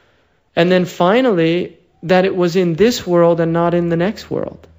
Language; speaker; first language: English; native; English